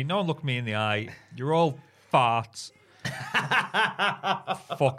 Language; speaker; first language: English; native; English